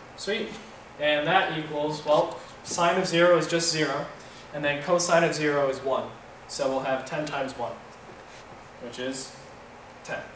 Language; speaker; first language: English; native; English